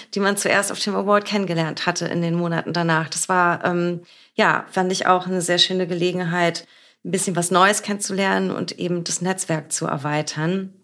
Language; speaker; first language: German; native; German